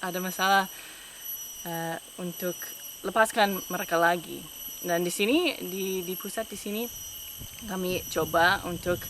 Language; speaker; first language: Indonesian; non-native, fluent; English